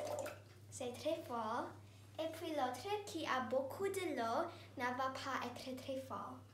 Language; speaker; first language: French; non-native, learner; English